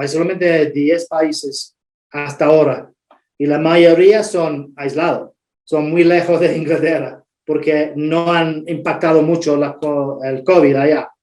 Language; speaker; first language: Spanish; non-native, fluent; English